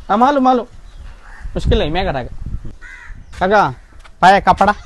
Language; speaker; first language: Hindi; non-native, local second language; Malayalam